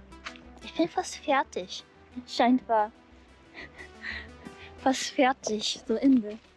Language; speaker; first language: German; non-native, learner; Japanese